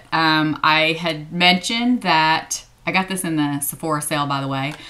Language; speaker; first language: English; native; English